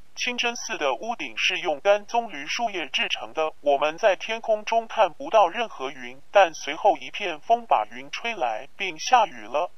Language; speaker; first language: Chinese; non-native, local second language; Cantonese